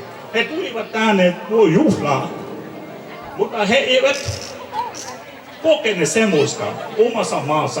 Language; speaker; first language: Finnish; non-native, fluent; Burmese